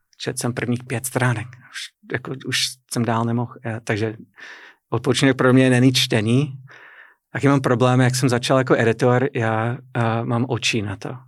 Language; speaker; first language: Czech; non-native, fluent; English